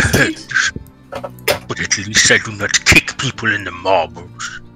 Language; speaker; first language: English; native; English